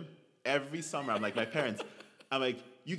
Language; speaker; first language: English; non-native, local second language; Igbo